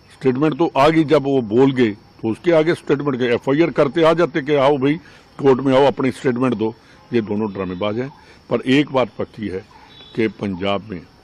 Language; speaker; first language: Hindi; non-native, local second language; Punjabi